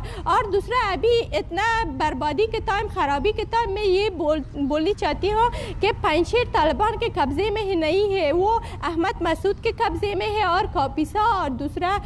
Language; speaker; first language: Hindi; non-native, learner; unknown